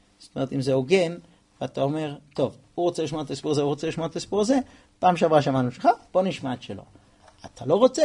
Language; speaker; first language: Hebrew; non-native, fluent; English